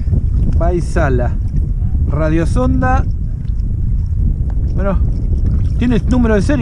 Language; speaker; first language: Spanish; native; Spanish